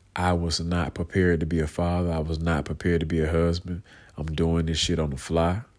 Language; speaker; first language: English; native; English